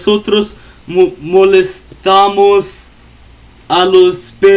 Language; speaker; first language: Spanish; non-native, learner; English